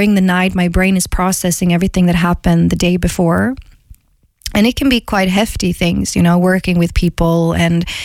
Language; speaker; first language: English; non-native, fluent; Swedish